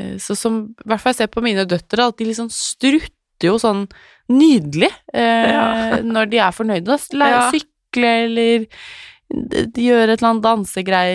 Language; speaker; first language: Norwegian; native; Norwegian